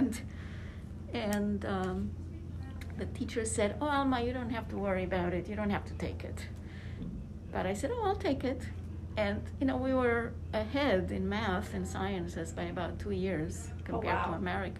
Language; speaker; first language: English; non-native, fluent; Romanian